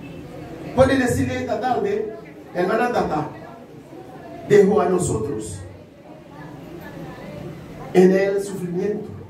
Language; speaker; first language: Spanish; non-native, learner; Haitian Creole